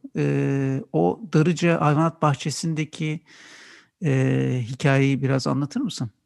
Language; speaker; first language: Turkish; native; Turkish